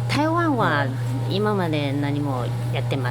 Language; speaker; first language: Japanese; non-native, fluent; Chinese